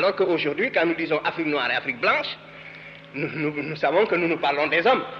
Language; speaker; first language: French; non-native, local second language; Wolof